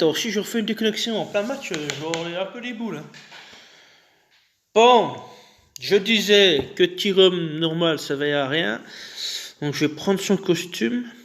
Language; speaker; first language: French; native; French